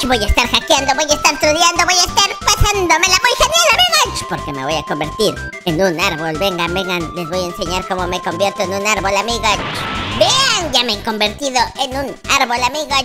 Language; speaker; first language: Spanish; native; Spanish